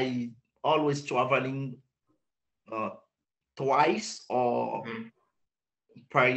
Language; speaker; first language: English; non-native, learner; Haitian Creole